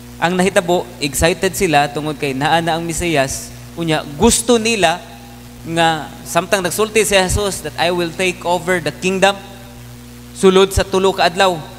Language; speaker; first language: Cebuano; non-native, local second language; Hiligaynon